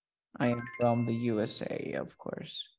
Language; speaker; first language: English; non-native, fluent; Spanish